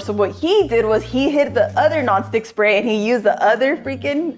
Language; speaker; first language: English; early bilingual, other home language; Spanish